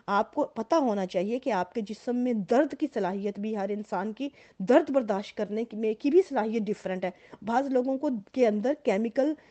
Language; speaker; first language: Hindi; native; Hindi